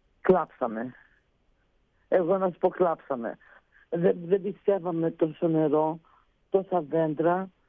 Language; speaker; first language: Greek; early bilingual, heritage; Greek